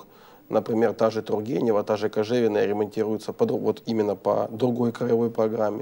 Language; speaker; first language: Russian; native; Russian